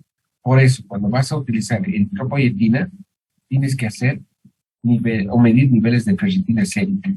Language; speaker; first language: Spanish; native; Spanish